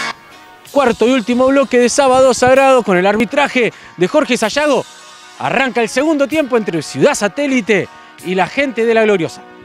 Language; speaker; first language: Spanish; native; Spanish